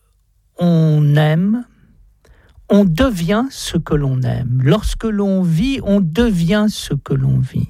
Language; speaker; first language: French; native; French